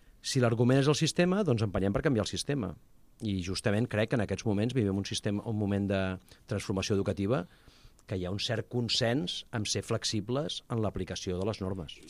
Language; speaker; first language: Catalan; native; Catalan